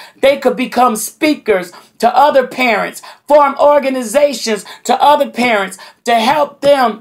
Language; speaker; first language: English; native; English